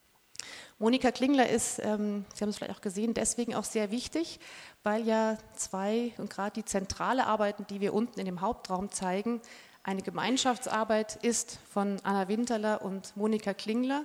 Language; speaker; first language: German; native; German